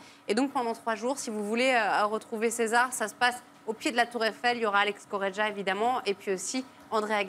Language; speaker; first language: French; native; French